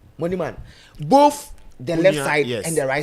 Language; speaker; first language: English; non-native, local second language; Akan